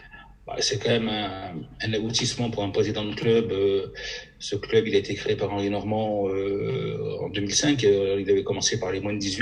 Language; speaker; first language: French; native; French